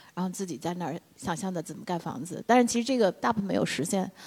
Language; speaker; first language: Chinese; native; Chinese